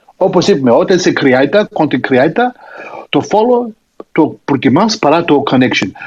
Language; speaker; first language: Greek; early bilingual, heritage; Greek